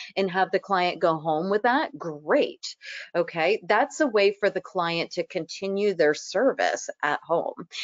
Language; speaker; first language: English; native; English